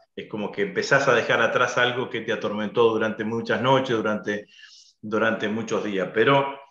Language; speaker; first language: Spanish; native; Spanish